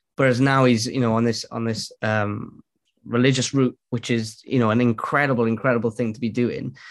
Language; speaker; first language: English; native; English